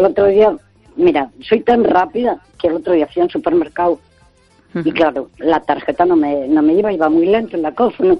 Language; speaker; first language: Spanish; native; Spanish